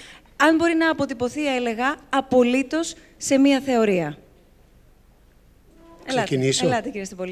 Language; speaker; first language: Greek; native; Greek